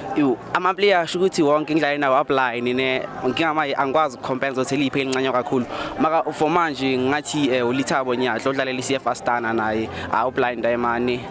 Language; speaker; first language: Zulu; native; Zulu